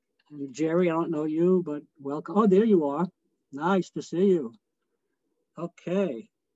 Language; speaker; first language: English; native; English